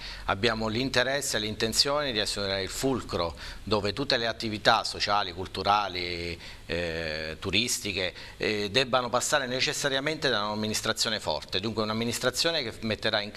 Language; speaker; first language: Italian; native; Italian